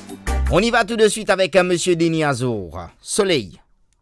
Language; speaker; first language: French; non-native, local second language; Morisyen